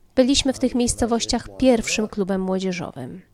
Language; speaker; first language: Polish; non-native, fluent; Arabic